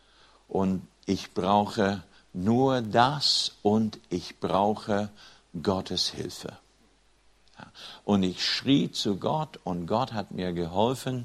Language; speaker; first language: German; non-native, fluent; English